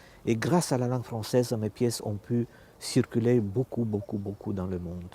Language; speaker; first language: French; non-native, fluent; Romanian